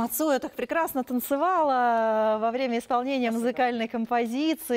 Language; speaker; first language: Russian; native; Russian